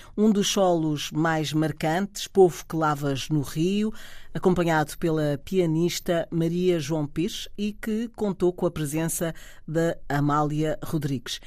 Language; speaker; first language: Portuguese; native; Portuguese